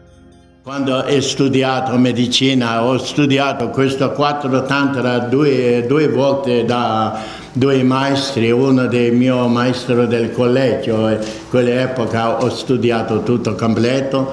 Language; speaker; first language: Italian; non-native, fluent; Tibetan